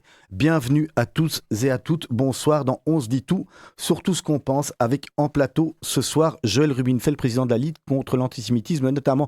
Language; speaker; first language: French; native; French